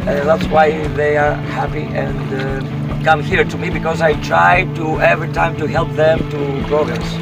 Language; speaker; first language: English; non-native, learner; Greek